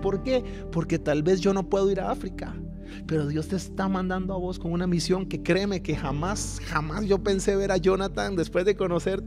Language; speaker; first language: Spanish; native; Spanish